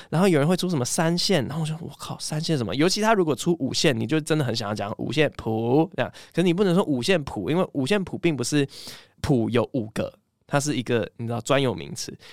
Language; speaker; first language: Chinese; early bilingual, other home language; English